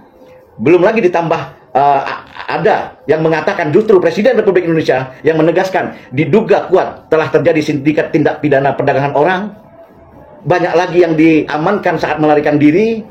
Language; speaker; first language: Indonesian; native; Indonesian